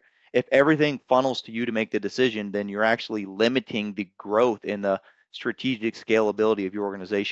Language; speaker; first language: English; native; English